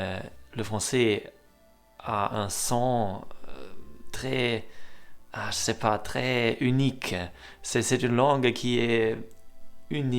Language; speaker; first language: French; non-native, learner; German